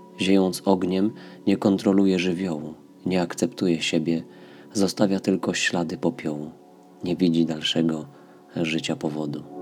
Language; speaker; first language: Polish; native; Polish